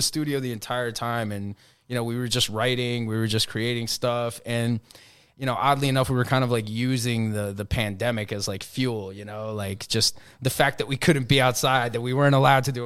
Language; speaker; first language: English; early bilingual, other home language; Spanish